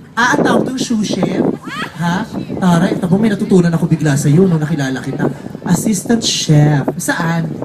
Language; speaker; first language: Filipino; native; Filipino